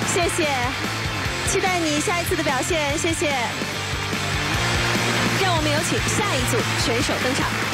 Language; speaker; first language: Chinese; native; Chinese